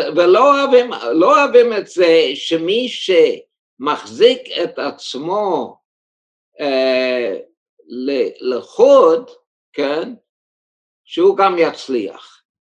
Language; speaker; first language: Hebrew; early bilingual, heritage; German